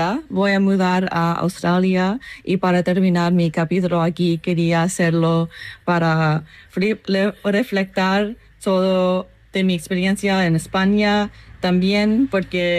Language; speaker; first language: Spanish; non-native, learner; English